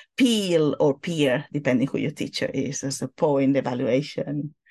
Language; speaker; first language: English; non-native, fluent; Catalan